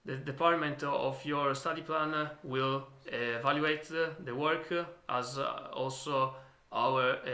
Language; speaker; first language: English; non-native, learner; Italian